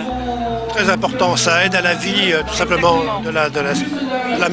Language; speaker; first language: French; native; French